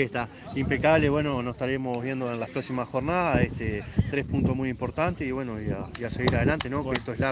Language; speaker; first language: Spanish; native; Spanish